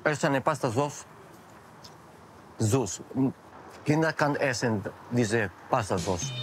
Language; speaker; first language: German; non-native, learner; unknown